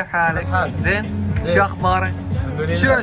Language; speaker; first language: Arabic; non-native, learner; Urdu